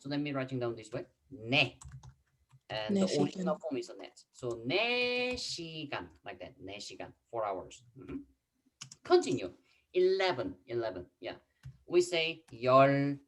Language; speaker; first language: English; non-native, fluent; Korean